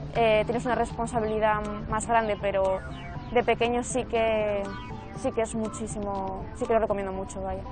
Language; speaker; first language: Spanish; native; Spanish